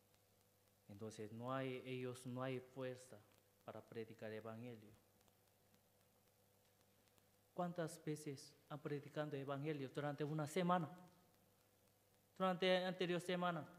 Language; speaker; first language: Spanish; non-native, learner; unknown